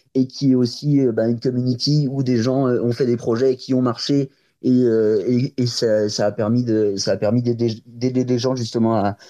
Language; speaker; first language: French; native; French